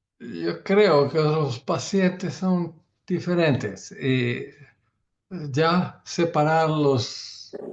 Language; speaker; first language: Spanish; non-native, learner; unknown